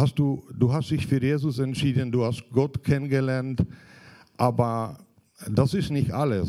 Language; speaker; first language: German; non-native, fluent; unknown